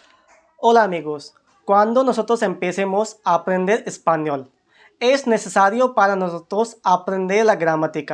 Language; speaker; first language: Spanish; non-native, learner; Hindi